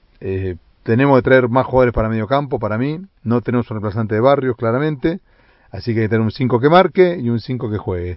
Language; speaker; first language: Spanish; native; Spanish